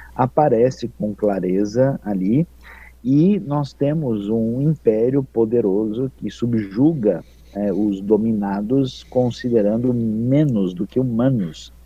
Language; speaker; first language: Portuguese; non-native, fluent; Ukrainian